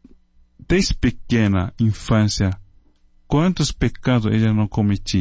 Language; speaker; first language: Portuguese; non-native, fluent; Chinese